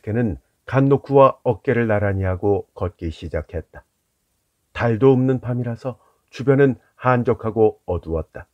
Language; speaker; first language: Korean; native; Korean